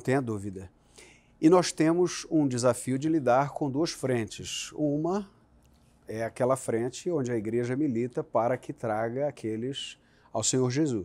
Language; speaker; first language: Portuguese; native; Portuguese